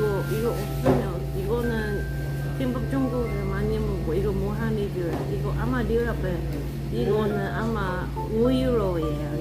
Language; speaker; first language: Korean; non-native, learner; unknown